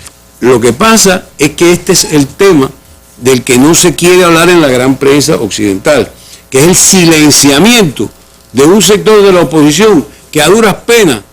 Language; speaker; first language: Spanish; native; Spanish